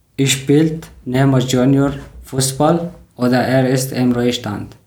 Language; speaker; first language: German; non-native, learner; Persian